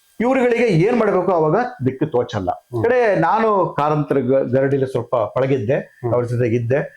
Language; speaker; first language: Kannada; non-native, local second language; Konkani